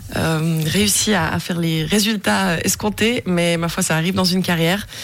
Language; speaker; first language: French; native; French